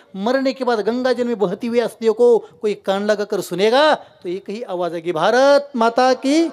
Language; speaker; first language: Hindi; non-native, local second language; Marathi